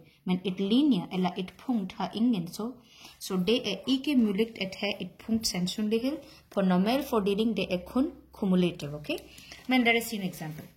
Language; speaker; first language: Danish; non-native, learner; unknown